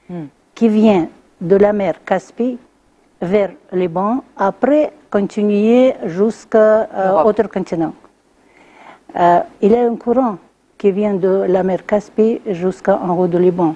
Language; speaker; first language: French; non-native, learner; Russian